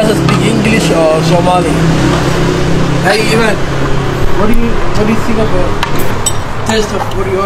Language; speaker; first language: English; non-native, learner; Somali